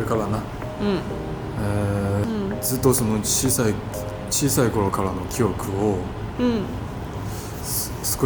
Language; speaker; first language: Japanese; non-native, fluent; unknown